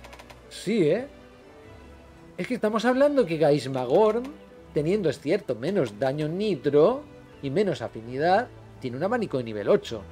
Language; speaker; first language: Spanish; native; Spanish